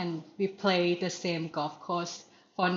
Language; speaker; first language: English; non-native, learner; Thai